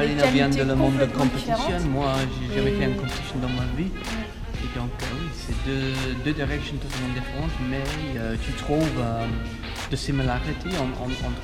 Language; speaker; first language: French; non-native, fluent; English